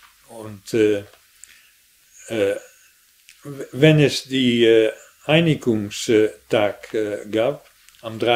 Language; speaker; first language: German; non-native, fluent; Dutch